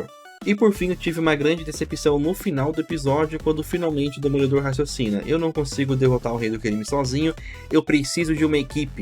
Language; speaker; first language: Portuguese; native; Portuguese